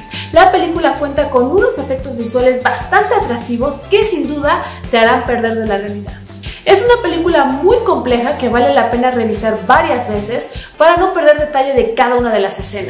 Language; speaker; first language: Spanish; native; Spanish